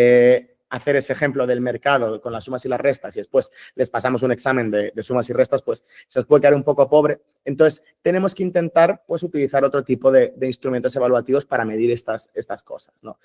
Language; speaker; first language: Spanish; native; Spanish